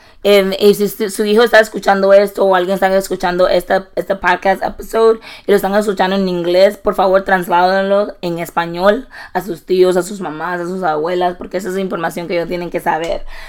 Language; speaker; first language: Spanish; native; Spanish